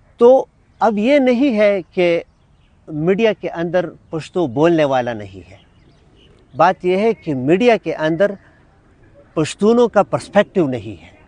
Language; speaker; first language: Urdu; non-native, local second language; Pashto